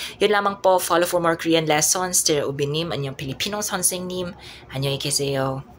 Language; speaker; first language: Filipino; native; Filipino